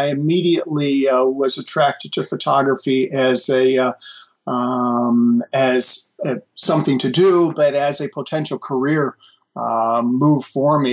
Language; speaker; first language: English; native; English